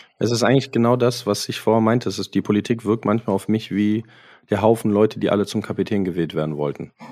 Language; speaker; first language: German; native; German